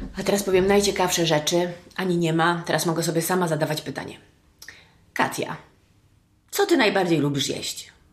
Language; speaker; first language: Polish; early bilingual, heritage; Polish